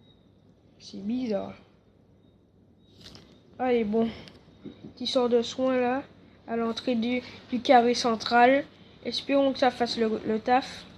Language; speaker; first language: French; native; French